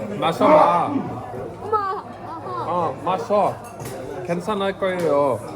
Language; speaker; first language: Korean; non-native, learner; German